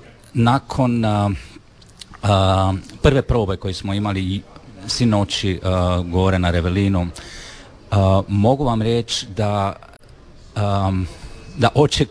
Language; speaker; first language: Croatian; non-native, fluent; Romanian